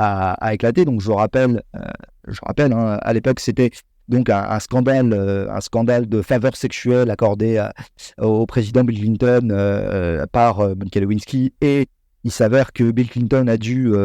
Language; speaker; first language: French; native; French